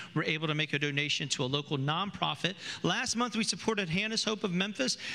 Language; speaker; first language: English; native; English